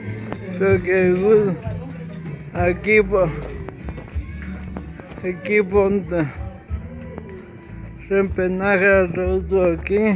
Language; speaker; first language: Spanish; non-native, local second language; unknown